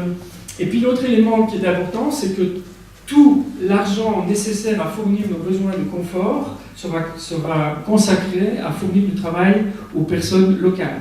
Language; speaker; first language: French; native; French